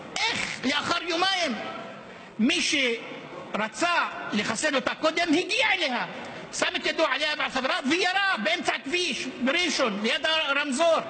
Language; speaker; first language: Hebrew; non-native, local second language; Arabic